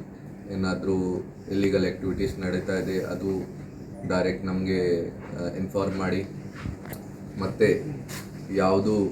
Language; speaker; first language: Kannada; non-native, fluent; Hindi